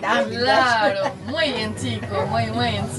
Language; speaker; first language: Spanish; non-native, learner; French